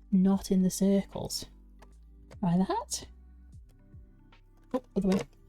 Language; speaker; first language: English; native; English